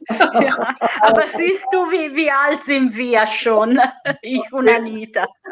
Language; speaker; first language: German; non-native, fluent; Italian